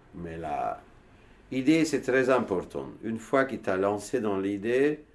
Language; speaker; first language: French; non-native, learner; Turkish